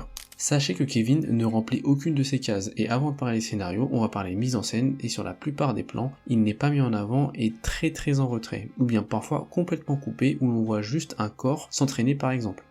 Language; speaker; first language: French; native; French